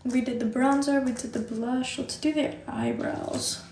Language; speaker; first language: English; native; English